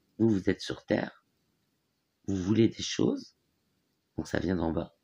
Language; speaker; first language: French; native; French